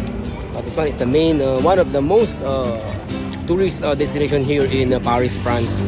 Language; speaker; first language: English; non-native, local second language; Filipino